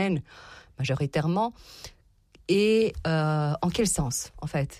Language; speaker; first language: French; non-native, fluent; Serbian